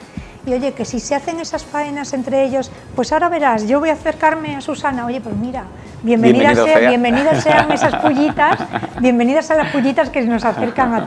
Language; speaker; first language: Spanish; native; Spanish